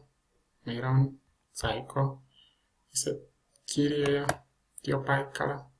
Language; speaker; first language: Finnish; non-native, learner; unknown